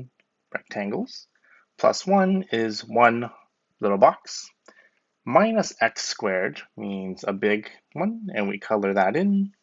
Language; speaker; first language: English; native; English